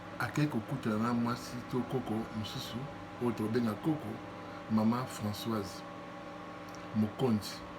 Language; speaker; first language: Lingala; native; Lingala